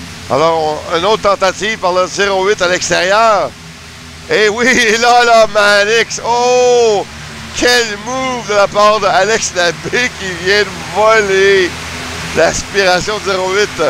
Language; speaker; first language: French; native; French